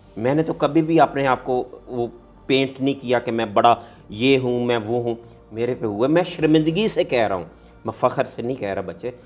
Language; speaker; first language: Urdu; non-native, local second language; Punjabi